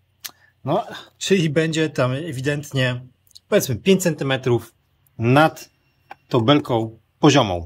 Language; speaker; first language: Polish; native; Polish